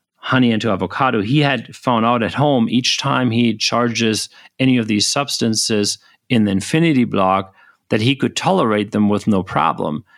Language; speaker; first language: English; non-native, fluent; German